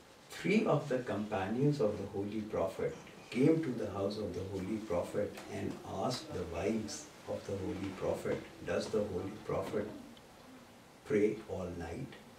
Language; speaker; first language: English; non-native, local second language; Urdu